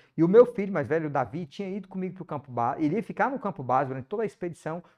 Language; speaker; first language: Portuguese; native; Portuguese